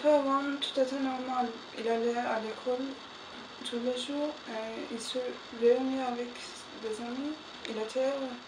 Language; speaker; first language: French; non-native, learner; Turkish